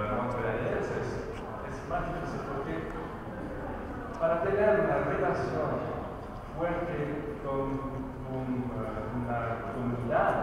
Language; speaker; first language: Spanish; non-native, learner; French